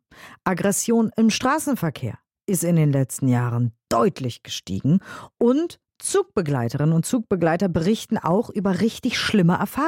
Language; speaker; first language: German; native; German